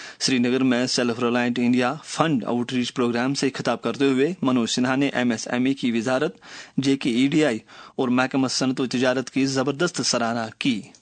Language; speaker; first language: Urdu; non-native, local second language; Kashmiri